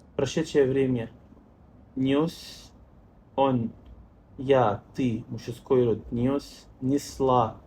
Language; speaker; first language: Russian; non-native, fluent; Arabic